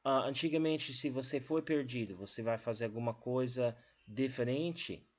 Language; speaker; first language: Portuguese; non-native, learner; English